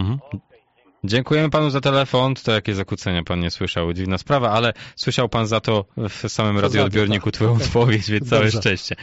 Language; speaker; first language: Polish; native; Polish